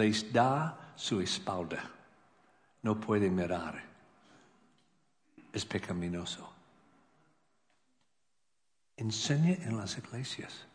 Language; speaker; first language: Spanish; non-native, learner; English